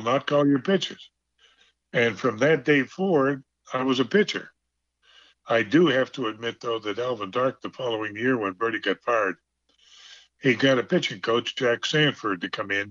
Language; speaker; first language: English; native; English